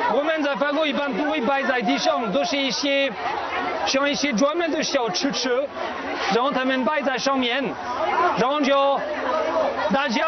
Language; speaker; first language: Chinese; non-native, fluent; French